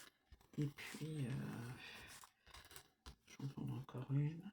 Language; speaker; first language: French; native; French